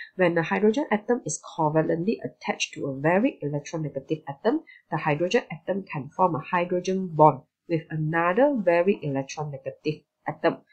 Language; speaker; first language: English; non-native, local second language; Chinese